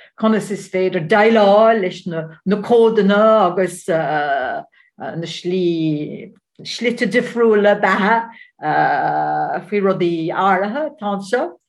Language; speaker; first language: Irish; non-native, learner; Dutch